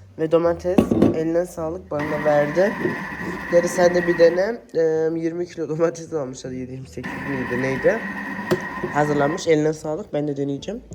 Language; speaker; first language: Turkish; early bilingual, heritage; Turkish